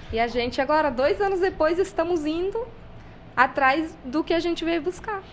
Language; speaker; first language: Portuguese; non-native, fluent; Spanish